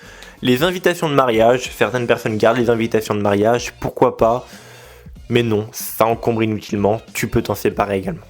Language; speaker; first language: French; native; French